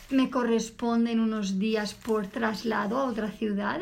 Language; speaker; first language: Spanish; native; Spanish